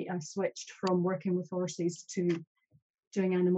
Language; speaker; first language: English; native; English